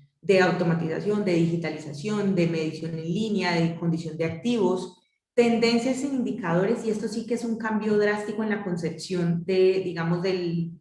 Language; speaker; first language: Spanish; native; Spanish